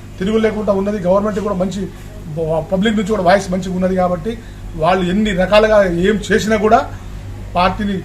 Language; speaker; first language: Telugu; native; Telugu